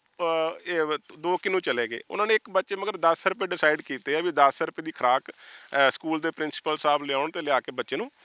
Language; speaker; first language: Punjabi; native; Punjabi